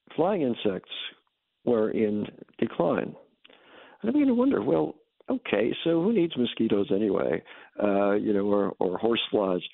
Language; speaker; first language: English; native; English